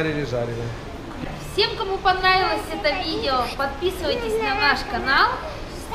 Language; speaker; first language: Russian; native; Russian